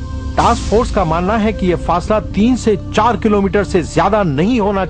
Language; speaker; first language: Hindi; native; Hindi